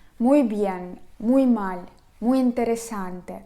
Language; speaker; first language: Spanish; non-native, fluent; Ukrainian